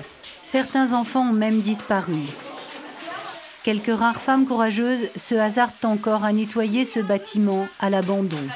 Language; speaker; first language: French; native; French